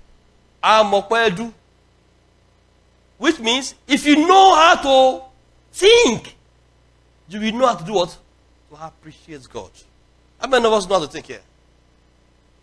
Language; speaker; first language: English; non-native, local second language; Yoruba